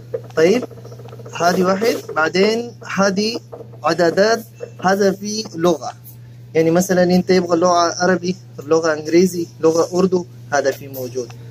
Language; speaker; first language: Arabic; non-native, learner; Urdu